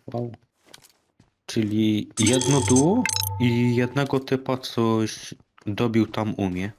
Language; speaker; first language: Polish; native; Polish